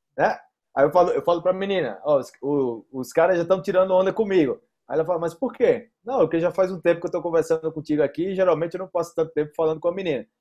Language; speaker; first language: Portuguese; native; Portuguese